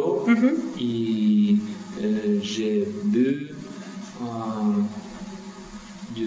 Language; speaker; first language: French; non-native, learner; Russian